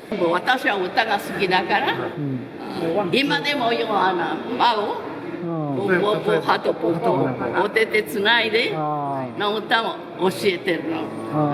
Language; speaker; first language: Japanese; early bilingual, heritage; Spanish